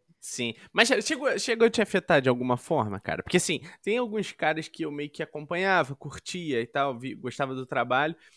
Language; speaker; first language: Portuguese; native; Portuguese